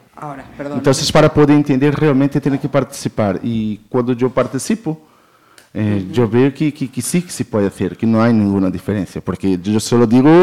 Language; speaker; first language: Spanish; non-native, learner; Portuguese